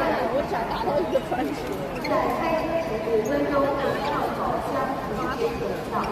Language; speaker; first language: Chinese; native; Chinese